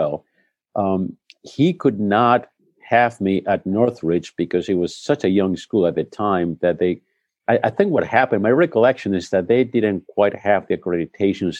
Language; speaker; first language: English; non-native, fluent; Spanish